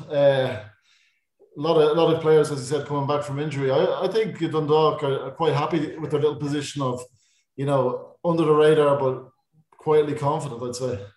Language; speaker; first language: English; native; English